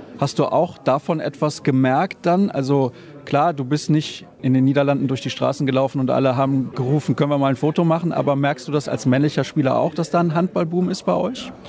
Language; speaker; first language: German; native; German